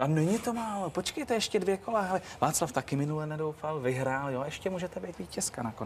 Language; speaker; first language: Czech; native; Czech